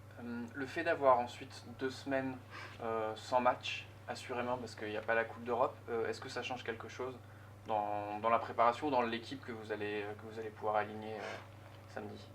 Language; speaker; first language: French; native; French